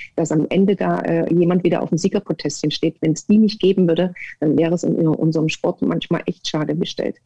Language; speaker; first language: German; native; German